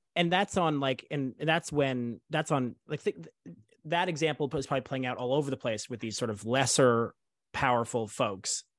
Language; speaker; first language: English; native; English